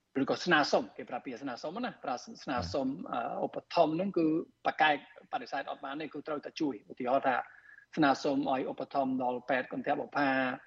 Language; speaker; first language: Khmer; non-native, fluent; Spanish